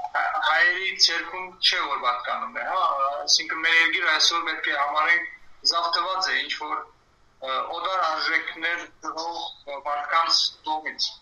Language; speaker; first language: Armenian; early bilingual, heritage; Armenian